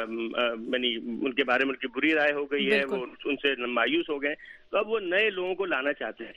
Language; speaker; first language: Urdu; native; Urdu